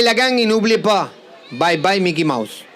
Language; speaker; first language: French; non-native, fluent; Spanish